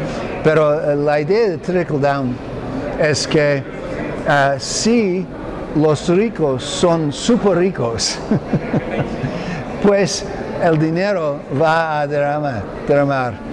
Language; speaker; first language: Spanish; non-native, fluent; English